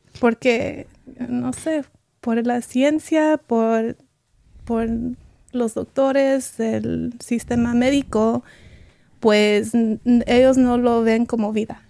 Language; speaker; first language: Spanish; early bilingual, heritage; Spanish